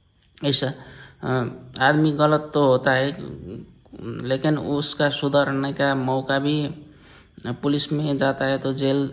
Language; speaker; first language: Hindi; non-native, learner; Nepali